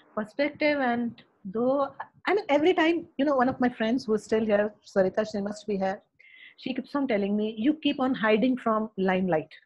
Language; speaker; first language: English; early bilingual, other home language; Hindi